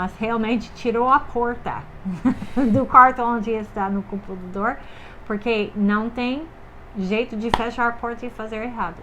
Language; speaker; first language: Portuguese; non-native, fluent; English